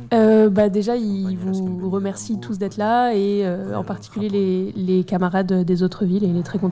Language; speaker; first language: French; native; French